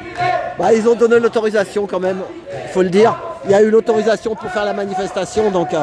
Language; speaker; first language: French; native; French